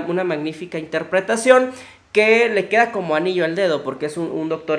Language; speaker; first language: Spanish; native; Spanish